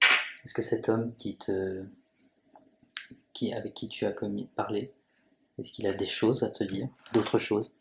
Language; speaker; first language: French; native; French